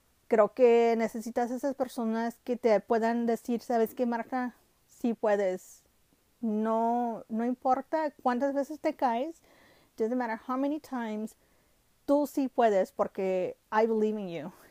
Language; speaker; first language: Spanish; early bilingual, heritage; Spanish